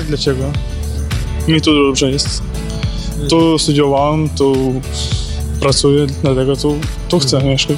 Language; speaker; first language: Polish; non-native, learner; Ukrainian